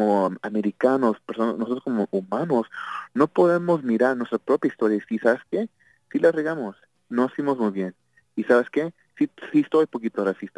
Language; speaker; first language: Spanish; early bilingual, heritage; Spanish